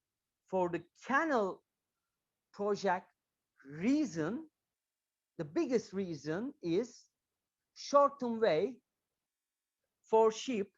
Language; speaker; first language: English; non-native, learner; Turkish